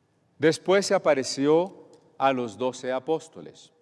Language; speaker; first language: Spanish; native; Spanish